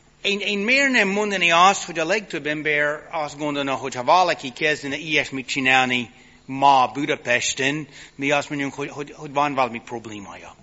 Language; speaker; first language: Hungarian; non-native, fluent; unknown